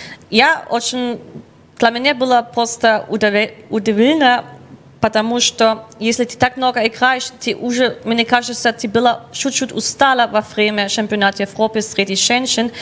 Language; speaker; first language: Russian; non-native, learner; German